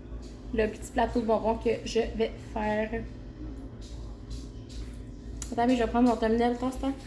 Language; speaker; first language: French; native; French